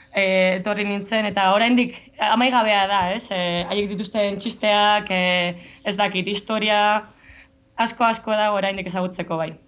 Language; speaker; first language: Basque; native; Basque